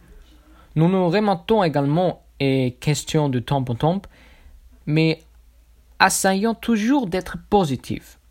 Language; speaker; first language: French; non-native, learner; German